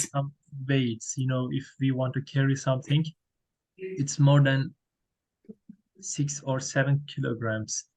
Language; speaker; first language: English; non-native, learner; Turkish